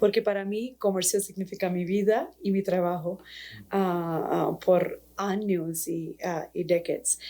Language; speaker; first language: Spanish; non-native, fluent; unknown